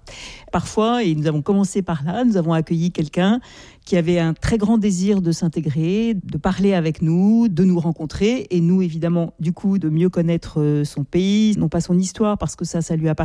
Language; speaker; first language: French; native; French